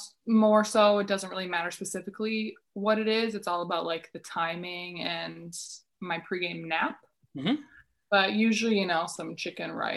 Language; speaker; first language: English; native; English